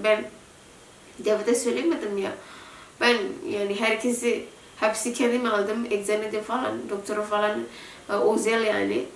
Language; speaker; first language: Turkish; non-native, learner; Indonesian